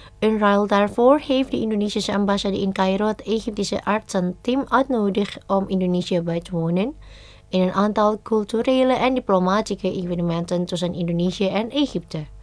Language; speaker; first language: Dutch; non-native, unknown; Indonesian